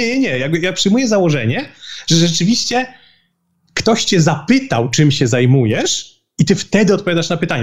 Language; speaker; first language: Polish; native; Polish